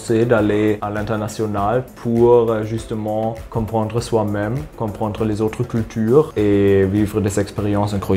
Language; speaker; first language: French; non-native, fluent; German